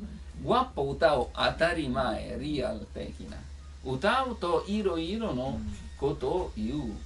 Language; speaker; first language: Japanese; non-native, learner; Italian